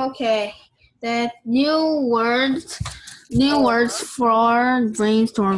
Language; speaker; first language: English; non-native, learner; Korean